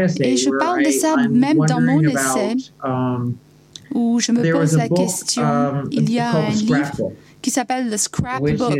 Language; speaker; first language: French; non-native, learner; English